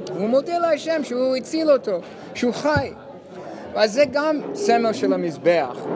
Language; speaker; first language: Hebrew; non-native, fluent; English